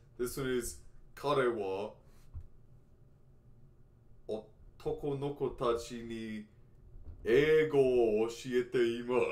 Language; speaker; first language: Japanese; non-native, learner; English